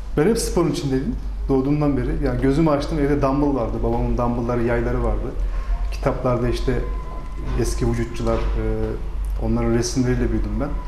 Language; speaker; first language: Turkish; native; Turkish